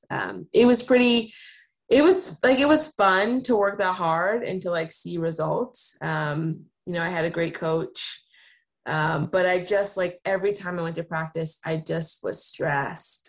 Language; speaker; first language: English; native; English